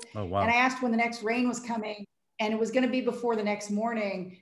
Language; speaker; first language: English; native; English